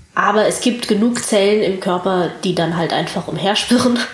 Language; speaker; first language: German; native; German